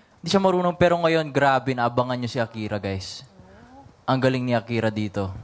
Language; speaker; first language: Filipino; native; Filipino